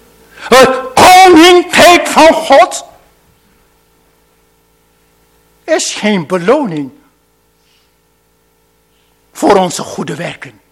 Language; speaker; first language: Dutch; non-native, fluent; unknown